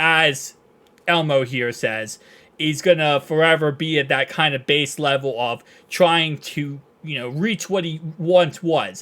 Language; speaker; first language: English; native; English